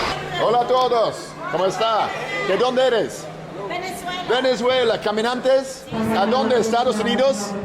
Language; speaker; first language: Spanish; non-native, learner; English